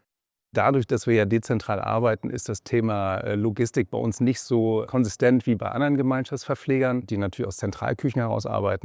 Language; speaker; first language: German; native; German